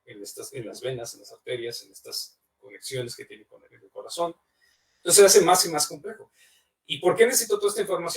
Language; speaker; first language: Spanish; native; Spanish